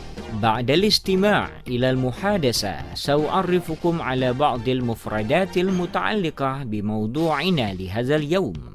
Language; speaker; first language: Arabic; non-native, fluent; Indonesian